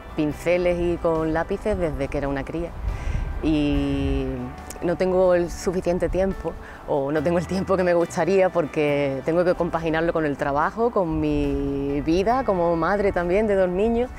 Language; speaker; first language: Spanish; native; Spanish